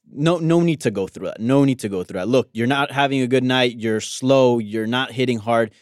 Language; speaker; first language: English; early bilingual, other home language; Spanish